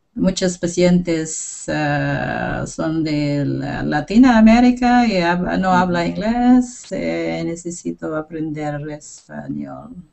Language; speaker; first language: Spanish; non-native, learner; English